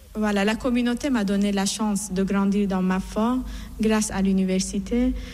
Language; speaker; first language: French; non-native, fluent; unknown